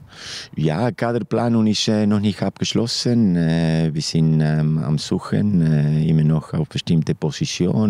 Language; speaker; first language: German; non-native, fluent; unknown